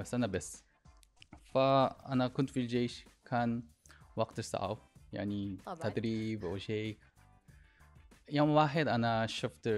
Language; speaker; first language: Arabic; non-native, learner; Korean